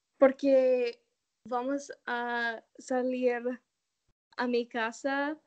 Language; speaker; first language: Spanish; non-native, learner; English